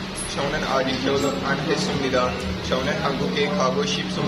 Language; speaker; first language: Korean; non-native, learner; Punjabi